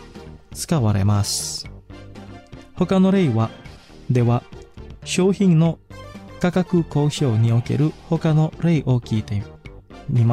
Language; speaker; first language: Japanese; non-native, fluent; Indonesian